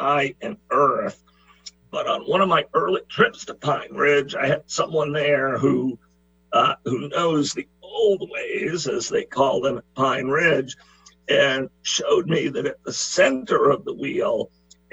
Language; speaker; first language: English; native; English